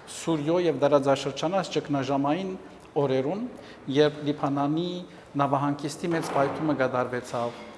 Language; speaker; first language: Armenian; native; Armenian